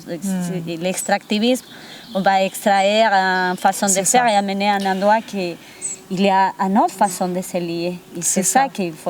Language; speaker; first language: French; non-native, fluent; Spanish